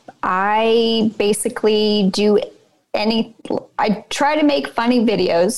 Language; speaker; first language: English; native; English